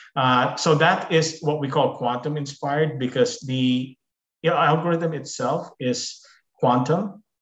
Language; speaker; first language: English; non-native, local second language; Filipino